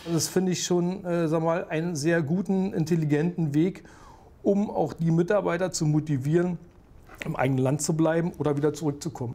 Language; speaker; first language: German; native; German